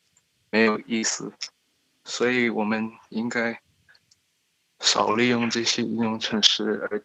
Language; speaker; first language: Chinese; early bilingual, heritage; Chinese